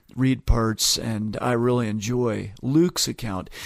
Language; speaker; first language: English; native; English